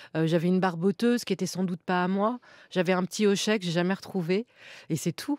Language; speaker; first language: French; native; French